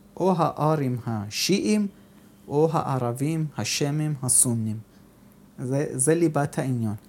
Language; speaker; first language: Hebrew; non-native, fluent; Persian